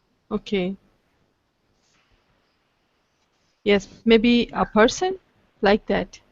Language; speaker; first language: English; non-native, learner; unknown